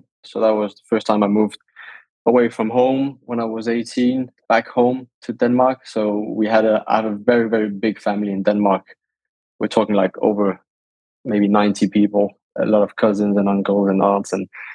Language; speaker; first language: English; non-native, fluent; Danish